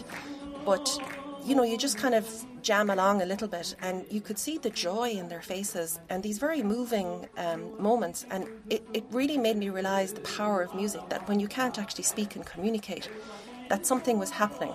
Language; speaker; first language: English; native; English